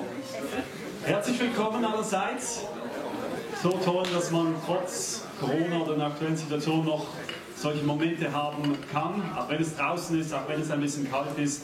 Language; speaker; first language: German; native; German